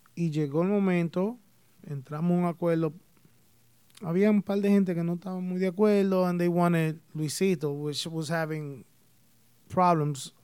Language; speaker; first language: Spanish; early bilingual, heritage; Spanish